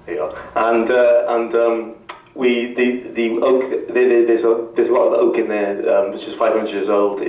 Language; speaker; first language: English; native; English